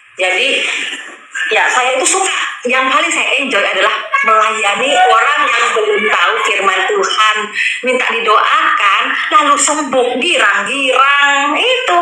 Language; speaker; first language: Indonesian; non-native, local second language; Madurese